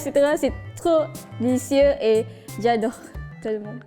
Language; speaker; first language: French; non-native, learner; Malay